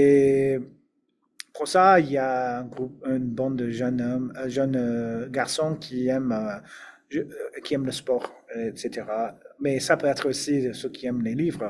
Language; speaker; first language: French; non-native, fluent; English